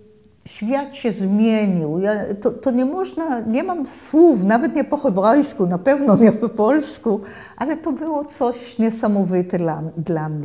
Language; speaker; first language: Polish; early bilingual, heritage; Polish